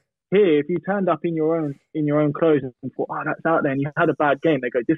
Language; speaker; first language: English; native; English